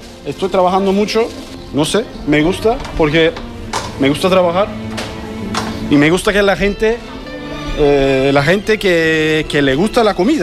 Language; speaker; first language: Spanish; non-native, learner; Turkish